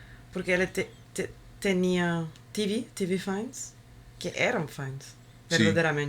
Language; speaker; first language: Portuguese; non-native, learner; Spanish